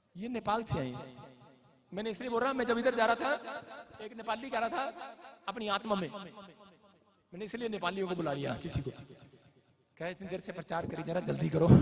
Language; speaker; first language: Hindi; non-native, local second language; Punjabi